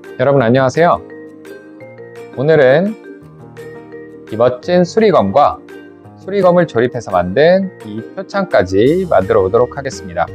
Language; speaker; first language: Korean; native; Korean